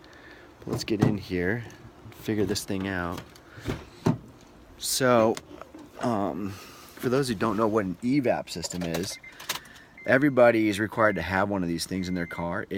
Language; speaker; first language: English; native; English